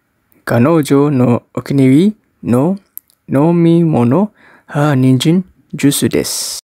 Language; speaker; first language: Japanese; non-native, learner; Malay